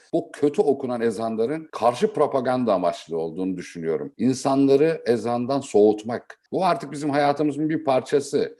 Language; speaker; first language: Turkish; native; Turkish